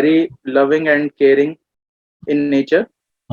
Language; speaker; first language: English; non-native, learner; Hindi